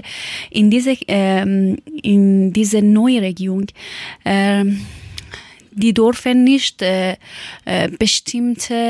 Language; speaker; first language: German; non-native, learner; Persian